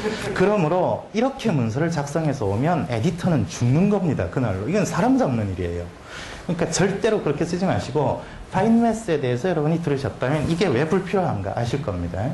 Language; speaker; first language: Korean; native; Korean